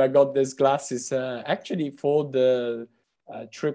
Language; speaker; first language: English; non-native, fluent; Italian